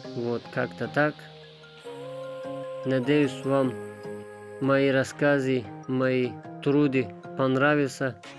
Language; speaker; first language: Russian; non-native, fluent; Tajik